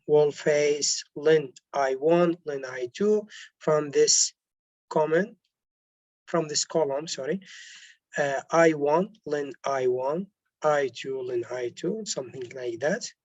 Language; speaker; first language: English; non-native, local second language; Arabic